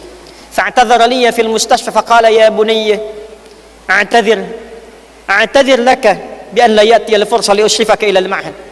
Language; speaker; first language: Arabic; non-native, fluent; Indonesian